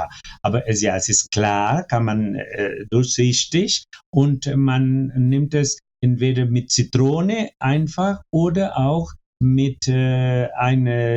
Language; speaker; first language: German; non-native, fluent; Spanish